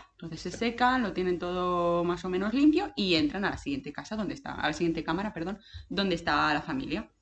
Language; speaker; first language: Spanish; native; Spanish